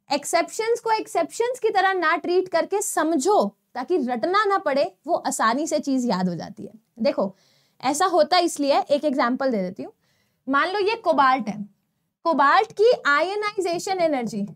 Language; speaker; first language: Hindi; non-native, local second language; Gujarati